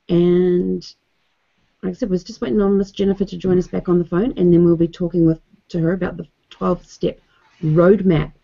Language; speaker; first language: English; native; English